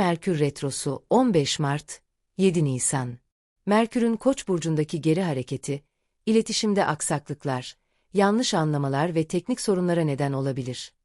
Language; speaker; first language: Turkish; native; Turkish